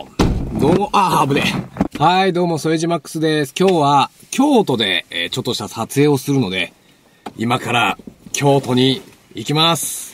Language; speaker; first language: Japanese; native; Japanese